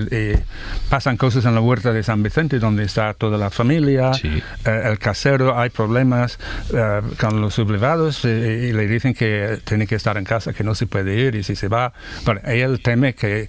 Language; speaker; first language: Spanish; non-native, fluent; English